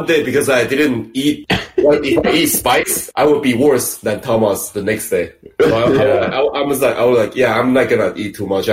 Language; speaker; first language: English; non-native, fluent; Chinese